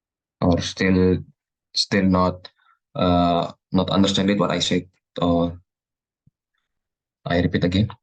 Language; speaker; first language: English; non-native, learner; Indonesian